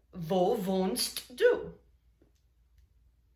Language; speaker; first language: German; non-native, fluent; English